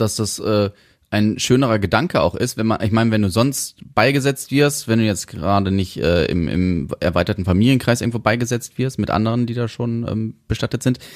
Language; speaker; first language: German; native; German